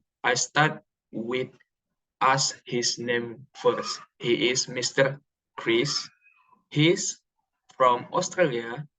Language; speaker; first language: English; non-native, learner; Indonesian